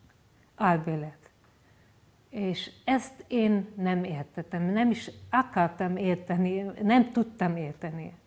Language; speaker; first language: Hungarian; non-native, fluent; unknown